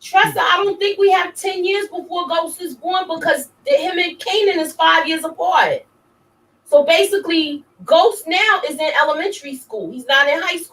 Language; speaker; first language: English; native; English